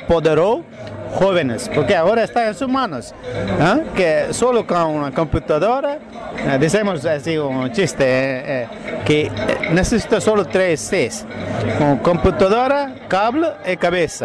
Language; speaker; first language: Spanish; non-native, fluent; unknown